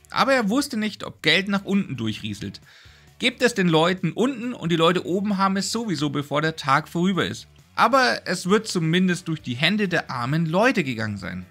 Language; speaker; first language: German; native; German